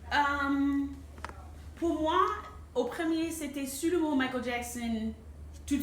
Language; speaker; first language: French; non-native, fluent; English